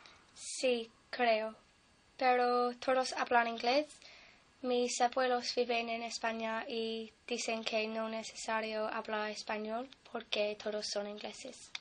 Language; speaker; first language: Spanish; non-native, learner; English